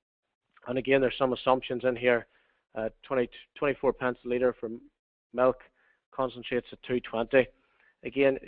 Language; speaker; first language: English; native; English